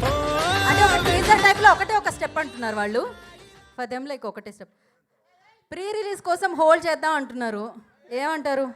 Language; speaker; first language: Telugu; native; Telugu